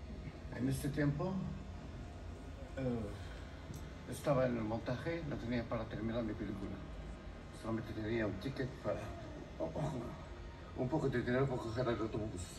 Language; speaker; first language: Spanish; non-native, fluent; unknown